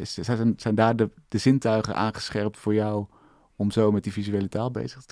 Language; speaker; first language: Dutch; native; Dutch